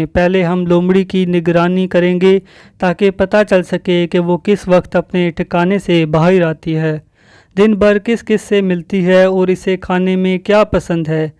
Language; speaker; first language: Urdu; native; Urdu